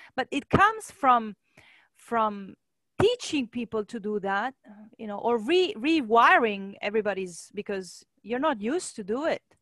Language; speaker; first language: English; non-native, fluent; Italian